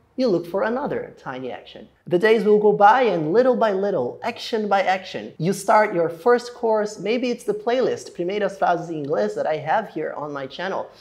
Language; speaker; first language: English; non-native, fluent; Portuguese